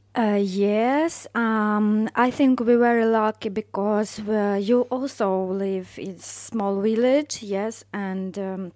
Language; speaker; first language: English; non-native, learner; Ukrainian